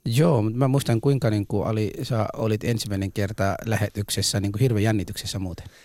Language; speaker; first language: Finnish; early bilingual, other home language; Somali